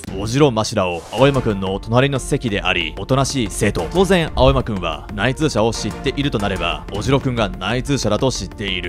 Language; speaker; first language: Japanese; native; Japanese